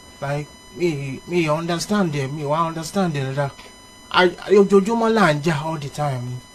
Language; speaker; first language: Yoruba; early bilingual, heritage; Yoruba